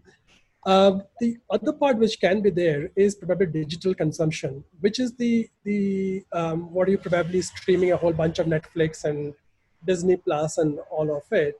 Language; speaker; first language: English; non-native, local second language; Gujarati